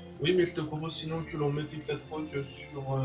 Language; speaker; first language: French; native; French